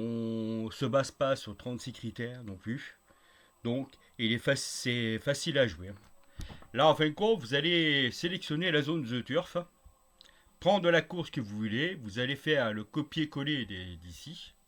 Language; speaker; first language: French; native; French